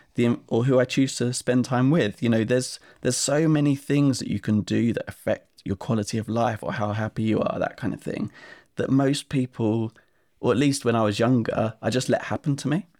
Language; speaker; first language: English; native; English